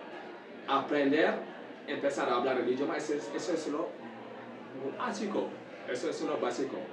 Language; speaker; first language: Spanish; non-native, learner; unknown